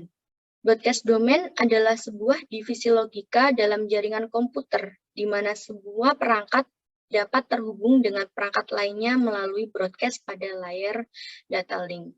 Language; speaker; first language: Indonesian; native; Indonesian